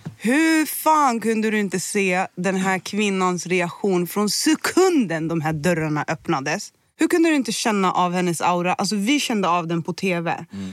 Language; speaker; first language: Swedish; early bilingual, other home language; Somali